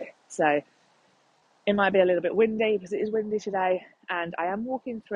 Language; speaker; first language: English; native; English